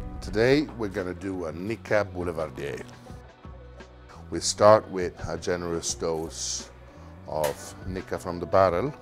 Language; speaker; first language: English; non-native, fluent; Italian